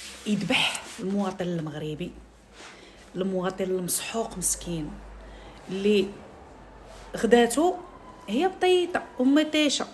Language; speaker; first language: Arabic; native; Arabic